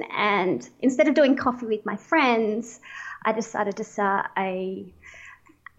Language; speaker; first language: English; native; English